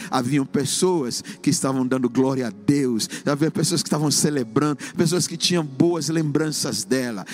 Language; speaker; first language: Portuguese; non-native, fluent; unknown